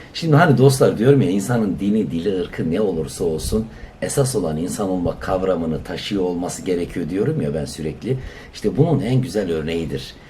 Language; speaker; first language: Turkish; native; Turkish